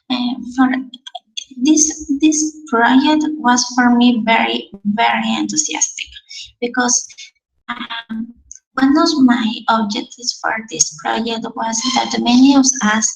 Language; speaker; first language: English; non-native, learner; Spanish